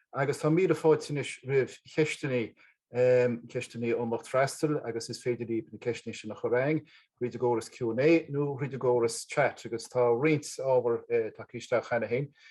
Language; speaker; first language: Irish; native; Irish